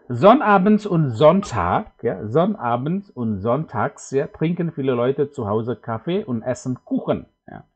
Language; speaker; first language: German; non-native, fluent; Indonesian